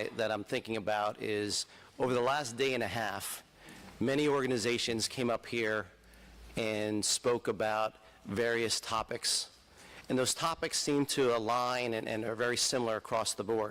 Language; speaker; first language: English; native; English